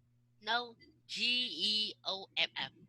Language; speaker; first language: English; non-native, learner; Vietnamese